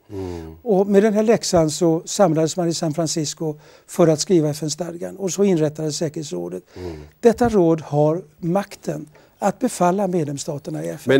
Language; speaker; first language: Swedish; native; Swedish